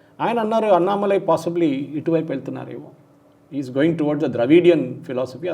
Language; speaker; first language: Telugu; non-native, local second language; Malayalam